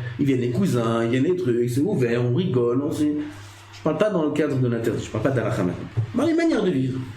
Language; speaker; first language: French; native; French